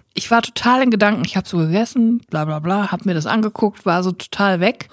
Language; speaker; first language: German; native; German